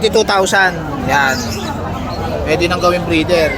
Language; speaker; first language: Filipino; native; Filipino